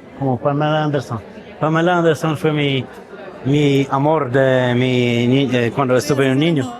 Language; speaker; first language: Spanish; non-native, learner; Polish